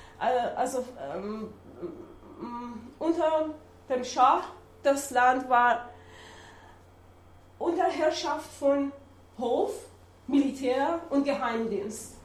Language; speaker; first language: German; non-native, learner; Persian